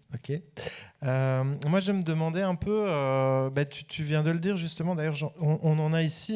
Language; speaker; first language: French; native; French